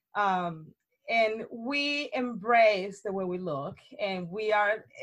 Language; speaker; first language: English; non-native, fluent; Spanish